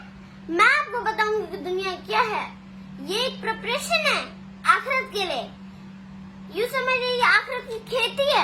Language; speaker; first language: Urdu; native; Urdu